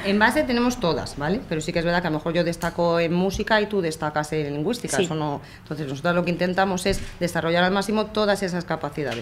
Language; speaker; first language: Spanish; native; Spanish